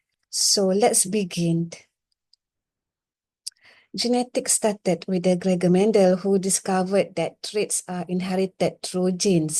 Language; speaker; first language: English; non-native, local second language; Malay